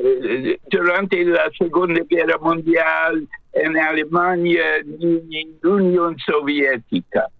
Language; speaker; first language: Spanish; non-native, fluent; English